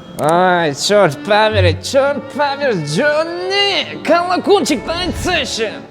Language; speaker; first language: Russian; non-native, local second language; Kazakh